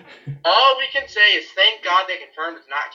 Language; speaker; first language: English; native; English